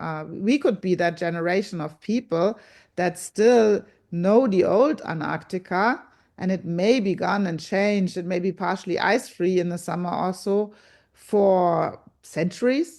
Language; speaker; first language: English; non-native, fluent; German